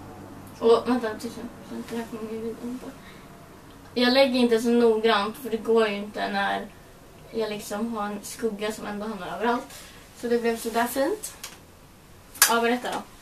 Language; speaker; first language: Swedish; native; Swedish